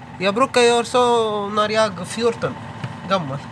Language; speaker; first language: Swedish; non-native, learner; Arabic